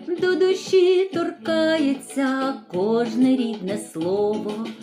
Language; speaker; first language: Ukrainian; native; Ukrainian